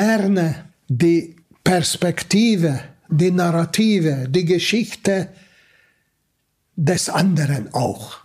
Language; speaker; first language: German; non-native, fluent; Hungarian